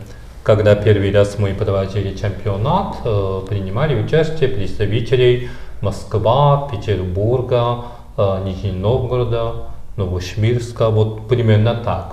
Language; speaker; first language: Russian; non-native, fluent; Japanese